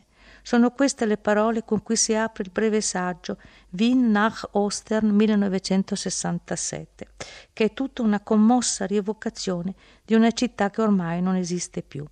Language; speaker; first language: Italian; native; Italian